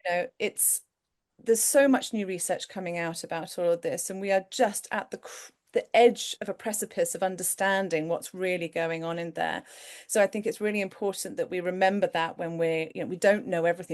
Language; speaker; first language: English; native; English